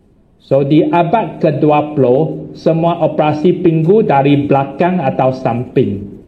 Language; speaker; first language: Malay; non-native, local second language; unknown